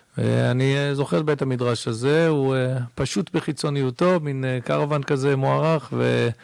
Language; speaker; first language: Hebrew; early bilingual, other home language; English